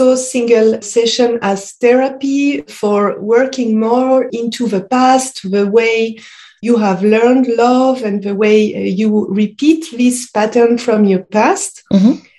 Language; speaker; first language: English; non-native, fluent; French